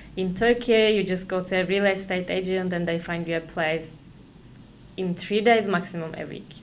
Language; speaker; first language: English; non-native, fluent; Turkish